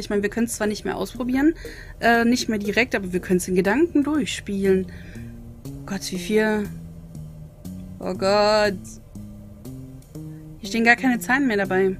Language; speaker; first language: German; native; German